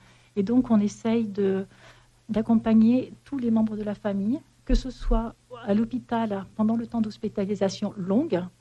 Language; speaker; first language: French; native; French